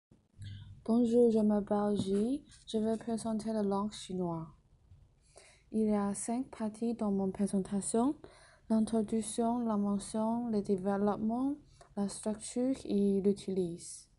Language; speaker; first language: French; non-native, learner; Chinese